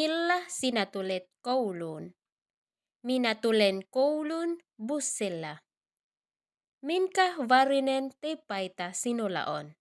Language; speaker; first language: Finnish; non-native, learner; Cebuano